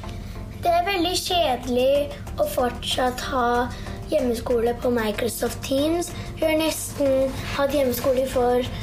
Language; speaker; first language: Norwegian; early bilingual, heritage; Norwegian